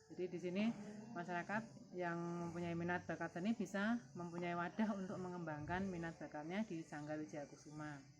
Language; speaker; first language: Indonesian; native; Indonesian